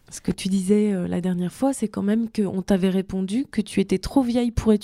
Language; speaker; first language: French; native; French